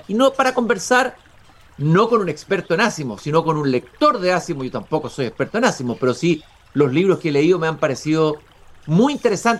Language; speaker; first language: Spanish; native; Spanish